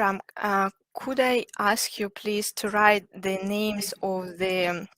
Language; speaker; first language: English; non-native, fluent; Russian